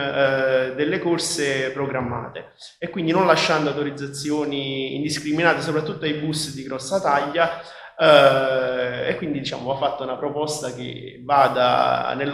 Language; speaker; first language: Italian; native; Italian